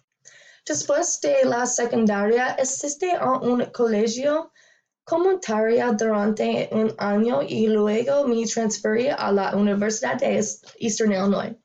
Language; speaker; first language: Spanish; non-native, learner; English